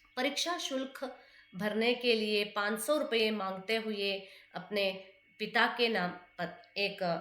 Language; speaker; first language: Hindi; non-native, local second language; Kannada